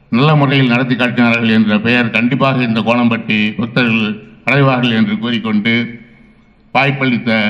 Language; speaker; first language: Tamil; native; Tamil